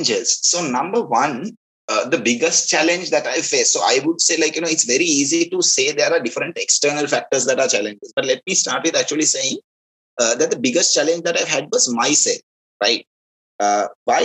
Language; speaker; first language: English; non-native, local second language; Sinhala